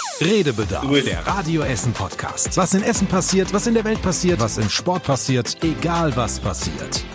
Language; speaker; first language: German; native; German